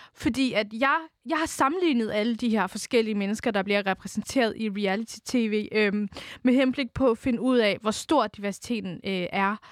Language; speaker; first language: Danish; early bilingual, other home language; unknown